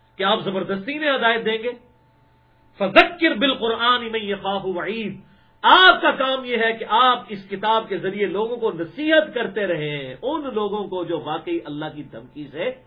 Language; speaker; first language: Urdu; non-native, local second language; Punjabi